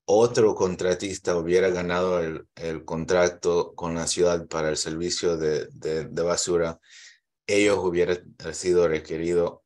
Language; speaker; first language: Spanish; early bilingual, heritage; Spanish